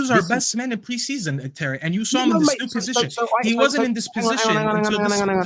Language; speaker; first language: English; native; English